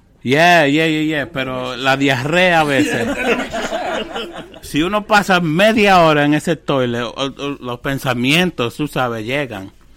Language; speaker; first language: Spanish; early bilingual, heritage; Spanish